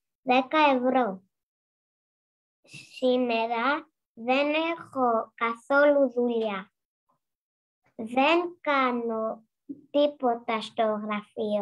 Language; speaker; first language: Greek; non-native, learner; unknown